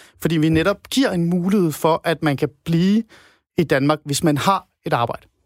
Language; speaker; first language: Danish; non-native, fluent; Persian